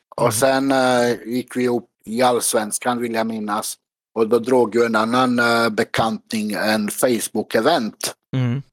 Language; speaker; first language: Swedish; non-native, fluent; Bosnian